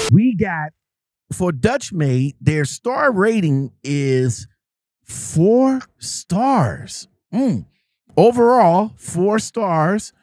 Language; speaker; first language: English; native; English